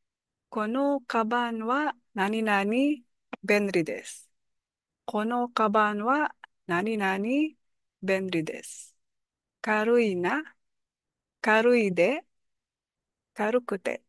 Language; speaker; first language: Japanese; non-native, learner; Filipino